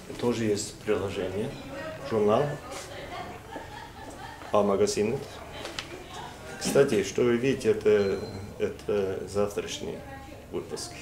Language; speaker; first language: Russian; non-native, fluent; Norwegian